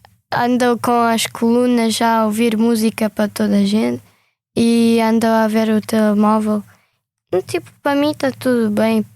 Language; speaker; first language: Portuguese; early bilingual, other home language; Ukrainian